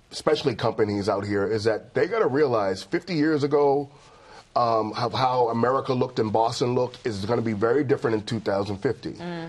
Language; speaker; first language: English; native; English